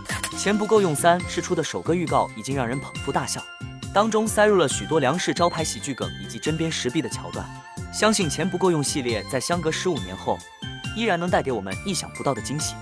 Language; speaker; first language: Chinese; native; Chinese